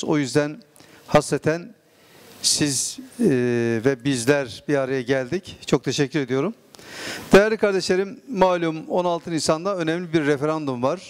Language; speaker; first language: Turkish; native; Turkish